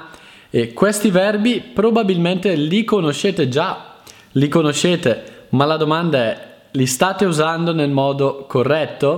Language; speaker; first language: Italian; native; Italian